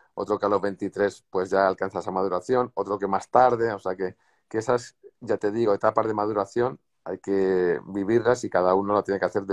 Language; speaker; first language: Spanish; native; Spanish